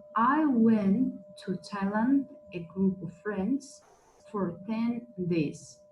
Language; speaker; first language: English; non-native, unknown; Kazakh